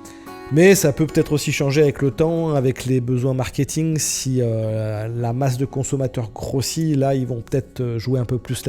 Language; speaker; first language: French; native; French